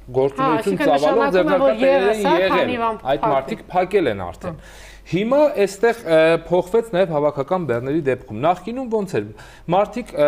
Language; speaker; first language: Armenian; native; Armenian